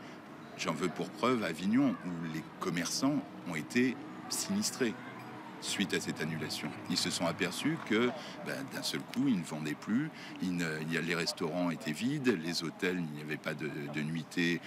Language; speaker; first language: French; native; French